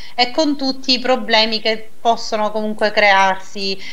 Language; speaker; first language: Italian; native; Italian